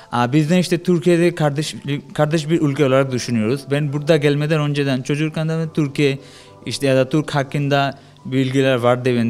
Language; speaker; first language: Turkish; non-native, learner; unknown